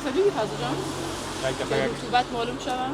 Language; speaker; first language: Persian; native; Persian